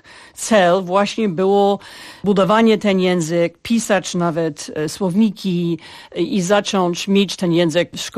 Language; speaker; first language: Polish; non-native, fluent; English